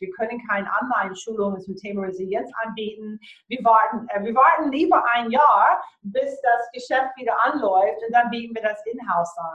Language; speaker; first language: German; non-native, fluent; English